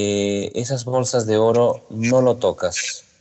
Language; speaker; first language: Spanish; native; Spanish